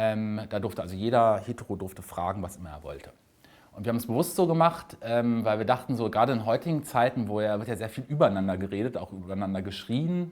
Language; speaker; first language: German; native; German